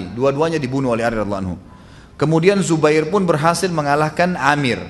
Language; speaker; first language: Indonesian; native; Indonesian